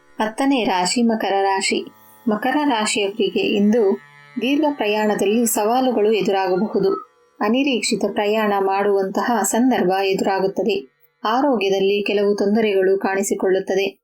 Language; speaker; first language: Kannada; native; Kannada